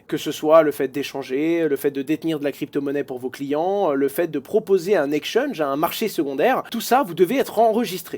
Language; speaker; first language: French; native; French